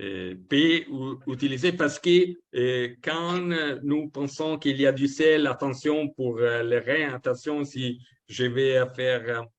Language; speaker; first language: French; non-native, learner; Italian